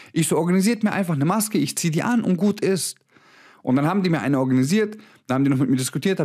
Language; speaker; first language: German; early bilingual, other home language; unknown